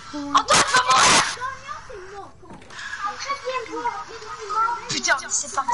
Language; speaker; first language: French; native; French